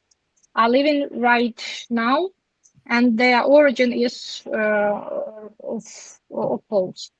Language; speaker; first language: English; non-native, learner; Ukrainian